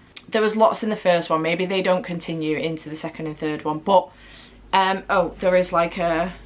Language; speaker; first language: English; native; English